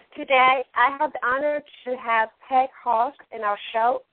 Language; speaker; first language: English; non-native, fluent; Spanish